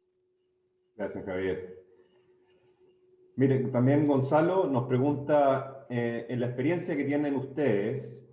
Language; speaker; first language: Spanish; native; Spanish